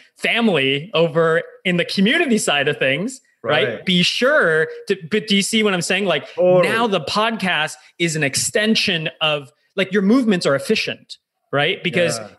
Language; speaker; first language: English; native; English